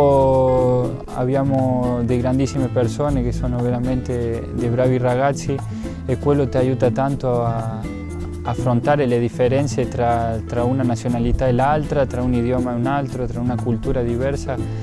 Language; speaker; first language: Italian; non-native, fluent; Spanish